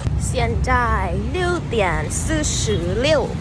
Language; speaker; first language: Chinese; non-native, learner; Thai